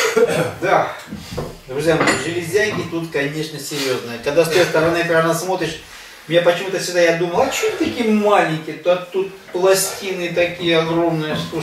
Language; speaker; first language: Russian; native; Russian